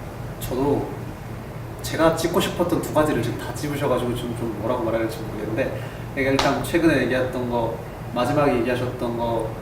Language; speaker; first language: Korean; native; Korean